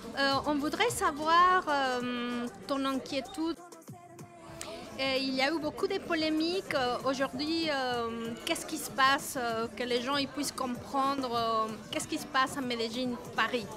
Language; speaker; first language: French; non-native, fluent; Spanish